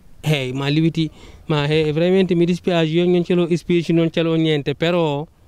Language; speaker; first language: Italian; non-native, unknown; Wolof